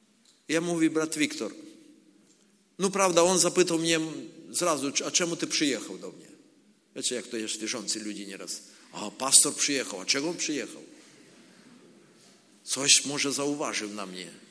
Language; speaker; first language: Polish; non-native, learner; Ukrainian